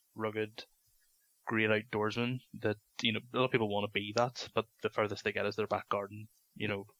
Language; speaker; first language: English; native; English